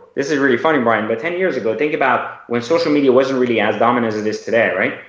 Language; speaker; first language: English; early bilingual, other home language; Persian